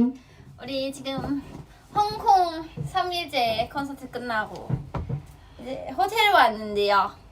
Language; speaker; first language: Korean; non-native, fluent; Thai